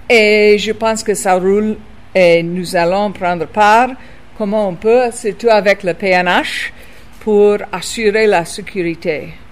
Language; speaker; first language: French; non-native, fluent; English